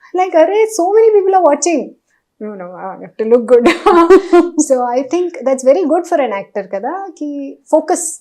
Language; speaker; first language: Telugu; non-native, local second language; Hindi